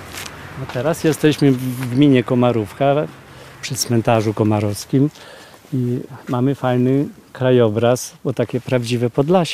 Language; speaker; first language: Polish; native; Polish